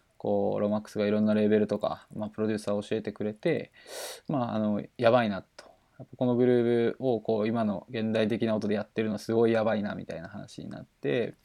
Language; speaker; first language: Japanese; native; Japanese